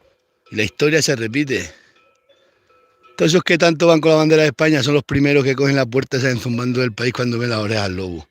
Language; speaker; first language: Spanish; native; Spanish